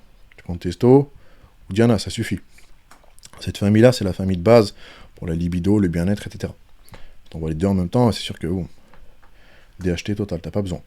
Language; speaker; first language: French; native; French